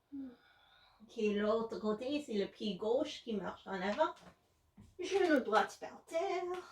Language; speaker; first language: French; non-native, learner; English